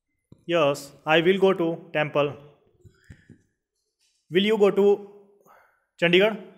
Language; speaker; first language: English; non-native, learner; Hindi